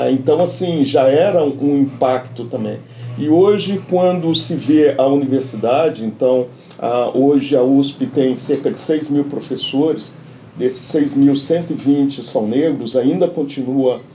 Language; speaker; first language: Portuguese; native; Portuguese